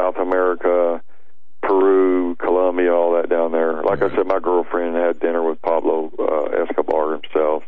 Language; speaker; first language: English; native; English